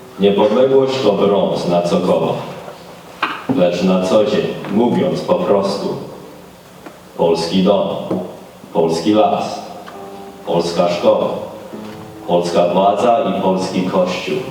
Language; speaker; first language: Polish; early bilingual, heritage; Polish